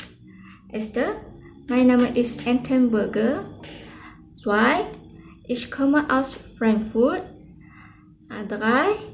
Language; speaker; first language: German; non-native, learner; Malay